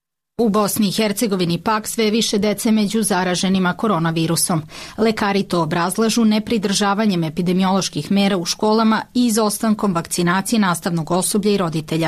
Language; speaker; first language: Serbian; native; Serbian